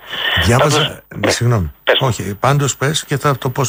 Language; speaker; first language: Greek; native; Greek